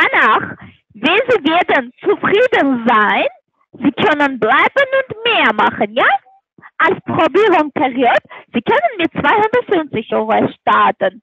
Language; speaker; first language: German; non-native, learner; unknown